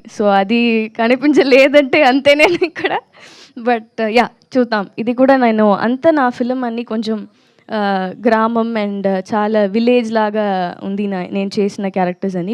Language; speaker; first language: Telugu; non-native, learner; Tamil